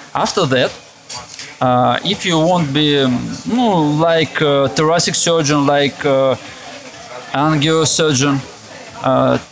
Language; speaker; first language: English; non-native, learner; Russian